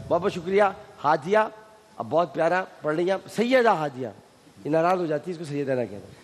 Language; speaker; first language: Urdu; native; Urdu